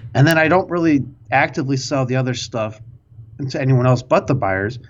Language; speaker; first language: English; native; English